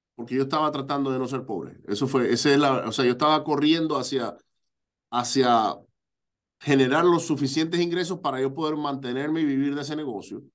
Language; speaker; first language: Spanish; native; Spanish